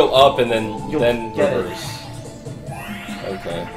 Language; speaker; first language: English; native; English